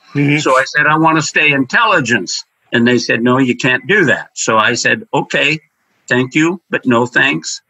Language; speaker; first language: English; native; English